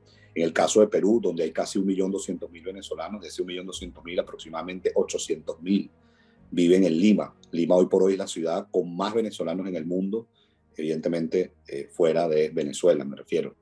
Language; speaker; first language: Spanish; native; Spanish